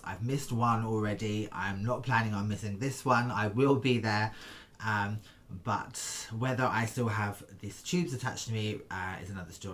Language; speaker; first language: English; native; English